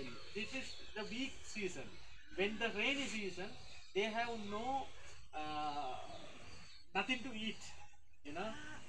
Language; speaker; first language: English; non-native, fluent; Sinhala